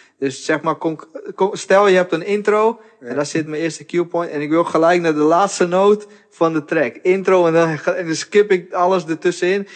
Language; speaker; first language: Dutch; early bilingual, other home language; Portuguese